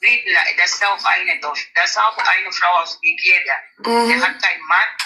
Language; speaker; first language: German; non-native, learner; Nigerian Pidgin